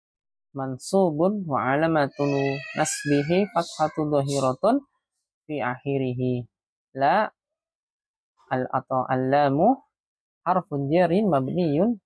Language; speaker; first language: Arabic; non-native, fluent; Indonesian